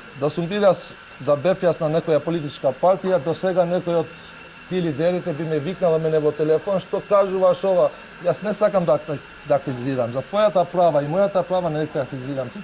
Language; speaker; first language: Macedonian; non-native, local second language; Albanian